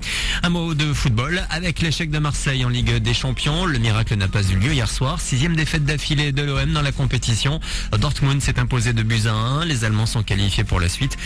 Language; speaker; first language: French; native; French